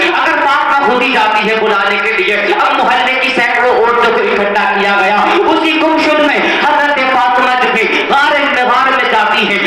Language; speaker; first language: Urdu; native; Urdu